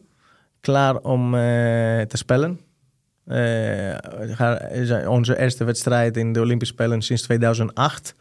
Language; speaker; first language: Dutch; non-native, fluent; Greek